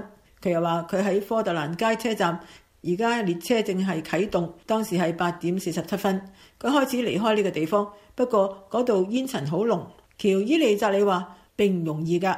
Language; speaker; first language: Chinese; non-native, local second language; Cantonese